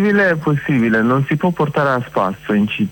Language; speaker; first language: Italian; non-native, fluent; Persian